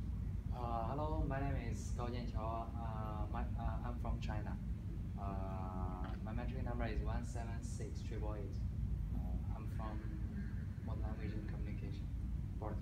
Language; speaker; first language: English; non-native, learner; Chinese